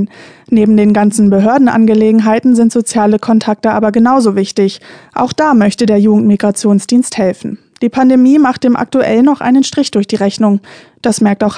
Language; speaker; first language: German; native; German